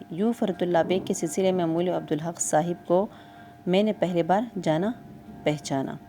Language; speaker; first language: Urdu; non-native, local second language; Pashto